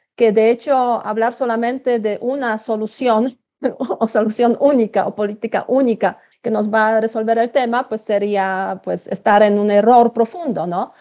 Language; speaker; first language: Spanish; non-native, fluent; Polish